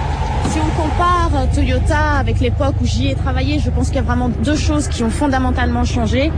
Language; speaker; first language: French; native; French